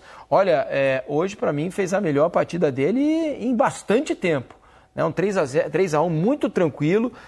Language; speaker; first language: Portuguese; native; Portuguese